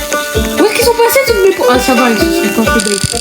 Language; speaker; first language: French; native; French